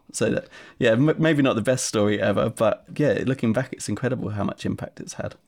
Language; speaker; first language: English; native; English